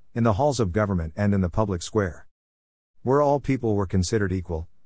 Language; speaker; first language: English; native; English